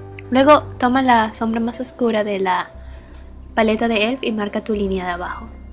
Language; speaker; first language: Spanish; native; Spanish